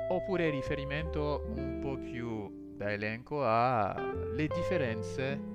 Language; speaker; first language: Italian; non-native, fluent; French